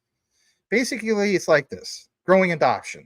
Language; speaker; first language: English; native; English